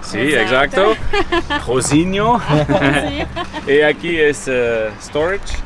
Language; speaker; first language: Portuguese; non-native, learner; German